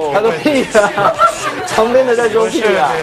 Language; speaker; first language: Chinese; native; Chinese